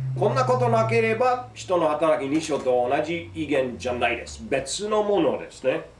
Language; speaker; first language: Japanese; non-native, fluent; English